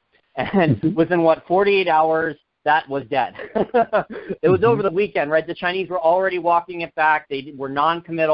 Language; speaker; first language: English; native; English